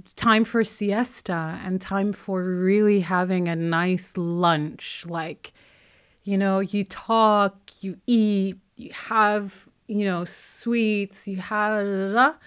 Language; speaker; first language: English; non-native, fluent; Arabic